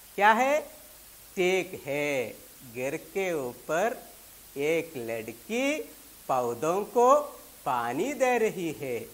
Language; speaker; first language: Urdu; non-native, local second language; Malayalam